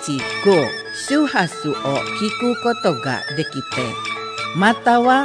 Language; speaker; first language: Japanese; non-native, fluent; Indonesian